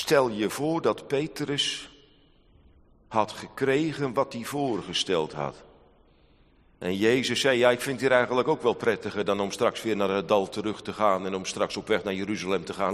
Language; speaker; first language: Dutch; native; Dutch